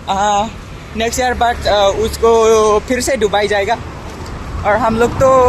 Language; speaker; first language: Hindi; non-native, local second language; Khasi